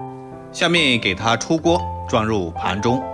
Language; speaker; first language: Chinese; native; Chinese